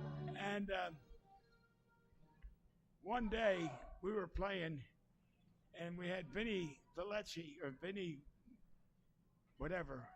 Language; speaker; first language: English; native; English